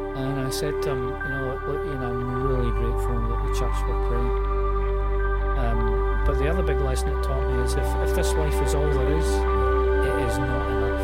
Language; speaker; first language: English; native; English